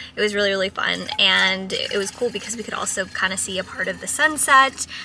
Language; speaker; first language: English; native; English